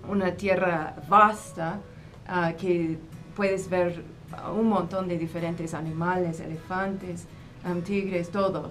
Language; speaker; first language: Spanish; non-native, fluent; English